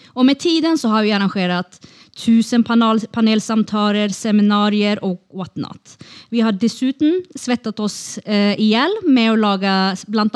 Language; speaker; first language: Norwegian; non-native, fluent; Kurdish